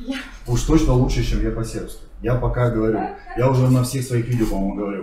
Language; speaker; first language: Russian; native; Russian